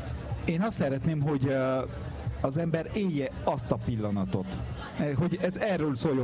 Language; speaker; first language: Hungarian; early bilingual, heritage; French